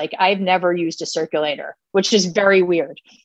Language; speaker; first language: English; native; English